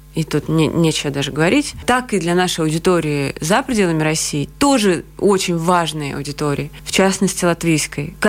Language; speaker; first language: Russian; native; Russian